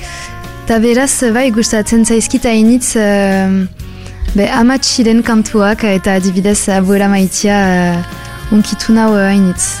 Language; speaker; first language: Basque; non-native, local second language; French